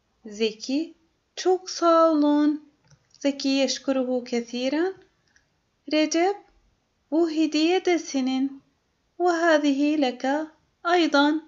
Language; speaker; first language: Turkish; non-native, fluent; Arabic